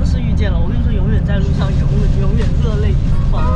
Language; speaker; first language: Chinese; native; Chinese